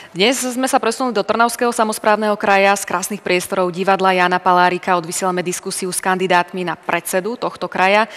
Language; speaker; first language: Slovak; native; Slovak